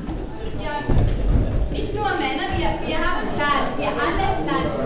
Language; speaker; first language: German; non-native, learner; Catalan